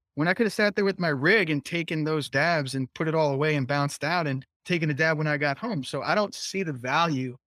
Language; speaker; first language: English; native; English